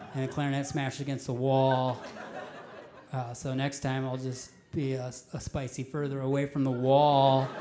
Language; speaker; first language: English; native; English